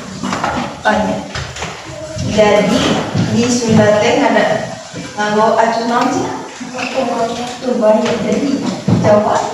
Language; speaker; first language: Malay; non-native, local second language; Sundanese